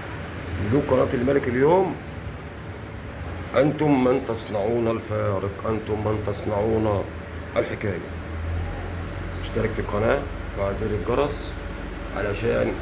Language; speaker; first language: Arabic; native; Arabic